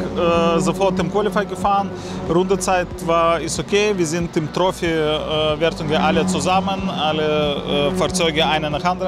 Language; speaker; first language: German; non-native, learner; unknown